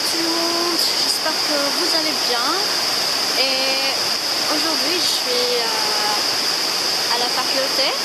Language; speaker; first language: French; non-native, fluent; Indonesian